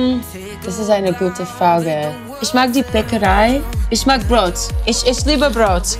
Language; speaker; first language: German; non-native, learner; English